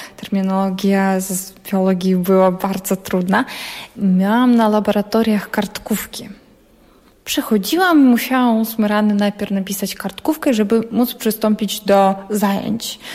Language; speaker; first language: Polish; non-native, learner; Ukrainian